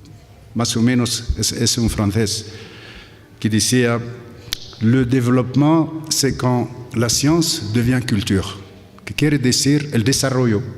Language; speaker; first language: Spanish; non-native, fluent; Arabic